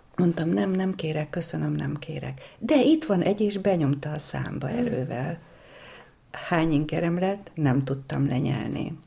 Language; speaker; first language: Hungarian; native; Hungarian